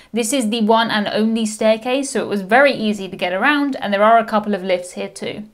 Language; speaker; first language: English; native; English